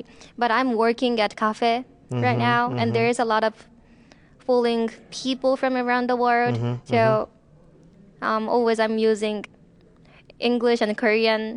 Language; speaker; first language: English; non-native, learner; Japanese